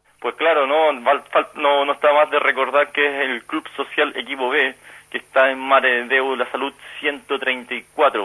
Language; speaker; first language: Spanish; native; Spanish